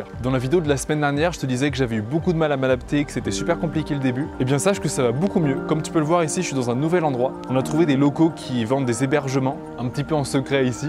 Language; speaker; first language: French; native; French